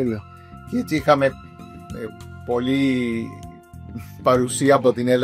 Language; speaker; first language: Greek; early bilingual, heritage; Greek